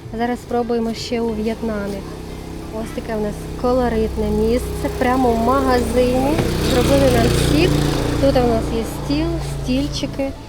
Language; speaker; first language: Ukrainian; native; Ukrainian